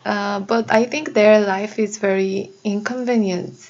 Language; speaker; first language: English; non-native, learner; Korean